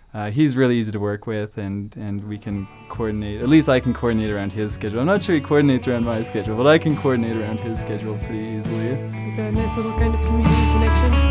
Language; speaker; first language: English; native; English